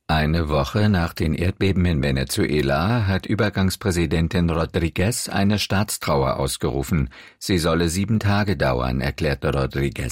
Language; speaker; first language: German; native; German